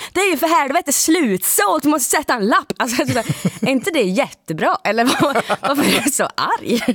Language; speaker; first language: Swedish; native; Swedish